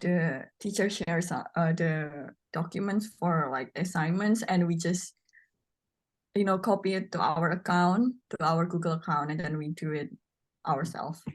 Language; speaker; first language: English; non-native, learner; Indonesian